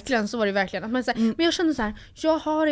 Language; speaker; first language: Swedish; native; Swedish